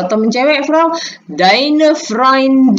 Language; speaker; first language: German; non-native, learner; Indonesian